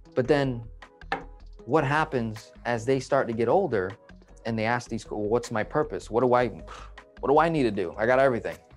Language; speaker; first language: English; native; English